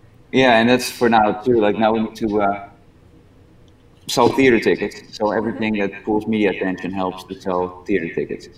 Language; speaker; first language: English; non-native, fluent; Dutch